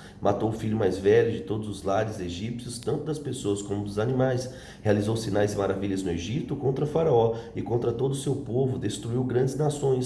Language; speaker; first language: Portuguese; native; Portuguese